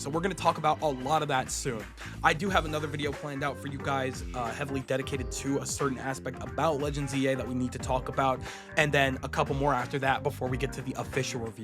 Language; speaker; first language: English; native; English